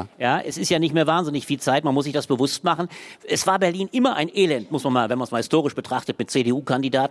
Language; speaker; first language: German; native; German